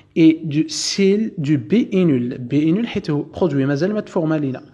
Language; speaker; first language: French; non-native, local second language; Arabic